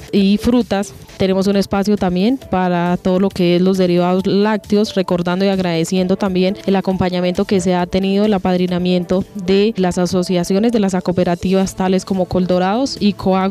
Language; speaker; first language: Spanish; native; Spanish